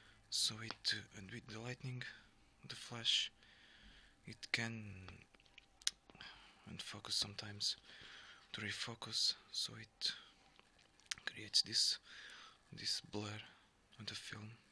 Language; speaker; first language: English; non-native, fluent; Portuguese